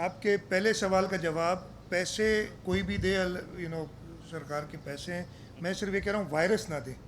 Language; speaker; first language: Urdu; non-native, local second language; Sindhi